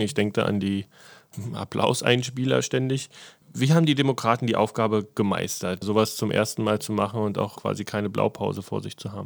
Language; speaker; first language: German; native; German